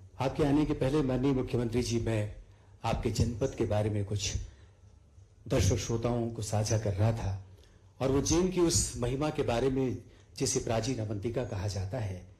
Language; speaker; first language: Hindi; native; Hindi